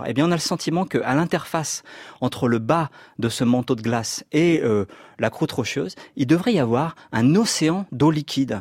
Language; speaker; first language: French; native; French